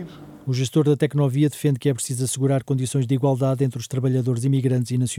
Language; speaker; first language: Portuguese; native; Portuguese